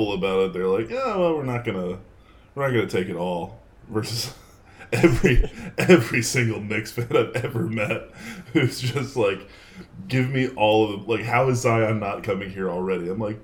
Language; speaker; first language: English; native; English